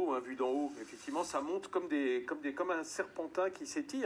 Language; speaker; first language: French; native; French